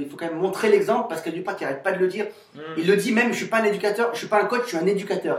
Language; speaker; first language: French; native; French